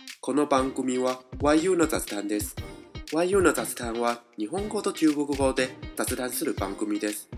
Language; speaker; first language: Japanese; non-native, fluent; Chinese